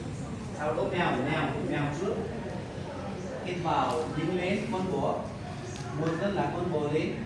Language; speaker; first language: Vietnamese; non-native, learner; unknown